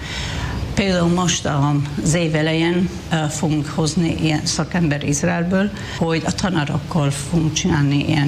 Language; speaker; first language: Hungarian; non-native, fluent; Hebrew